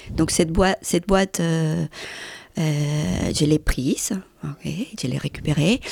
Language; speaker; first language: French; non-native, fluent; Spanish